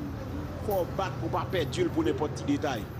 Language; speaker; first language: French; non-native, local second language; Haitian Creole